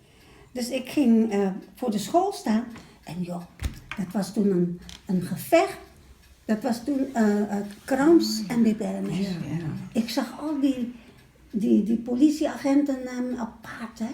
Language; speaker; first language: Dutch; early bilingual, other home language; Malay